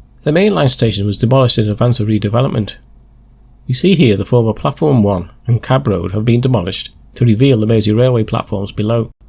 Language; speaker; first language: English; native; English